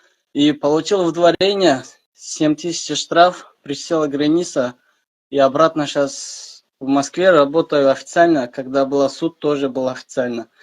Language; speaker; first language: Russian; non-native, learner; Kyrgyz